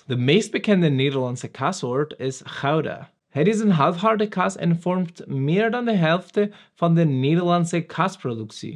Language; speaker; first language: Dutch; non-native, learner; Spanish